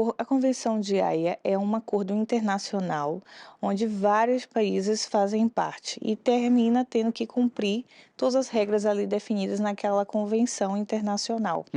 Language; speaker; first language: Portuguese; native; Portuguese